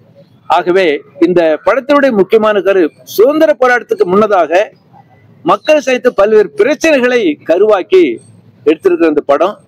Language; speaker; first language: Tamil; native; Tamil